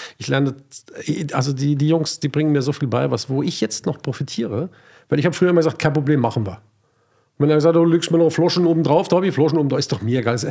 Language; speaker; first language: German; native; German